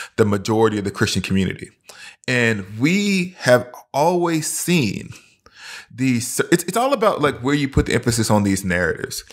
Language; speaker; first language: English; native; English